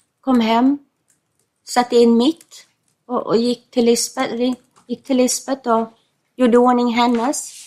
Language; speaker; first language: Swedish; non-native, fluent; English